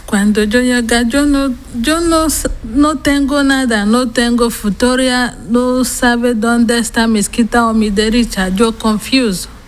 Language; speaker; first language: Spanish; non-native, learner; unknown